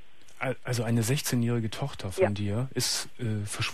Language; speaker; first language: German; native; German